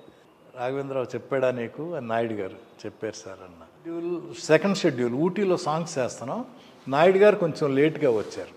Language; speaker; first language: Telugu; native; Telugu